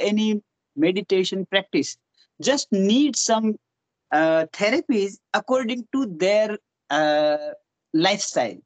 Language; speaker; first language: English; non-native, local second language; Hindi